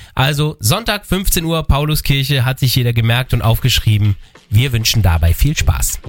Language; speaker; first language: German; native; German